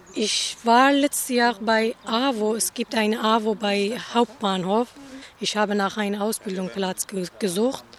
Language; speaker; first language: German; non-native, learner; Persian